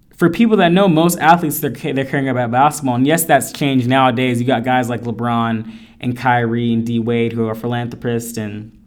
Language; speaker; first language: English; native; English